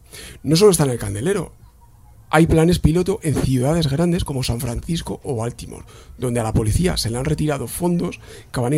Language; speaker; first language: Spanish; native; Spanish